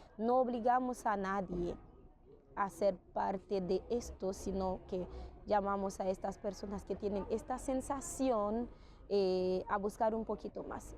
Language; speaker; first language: Spanish; non-native, fluent; Haitian Creole